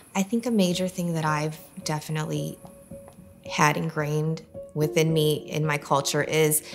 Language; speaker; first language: English; native; English